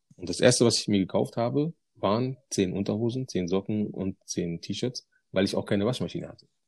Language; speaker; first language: German; early bilingual, other home language; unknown